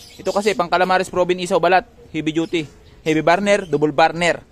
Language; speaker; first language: Filipino; non-native, local second language; Bikol